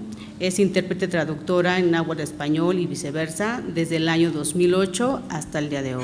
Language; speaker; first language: Spanish; non-native, local second language; Mixtepec Mixtec